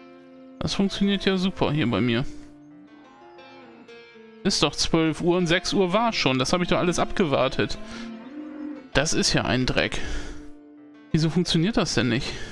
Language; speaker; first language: German; native; German